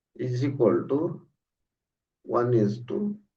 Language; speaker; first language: English; non-native, local second language; Kannada